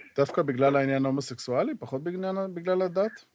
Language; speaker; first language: Hebrew; native; Hebrew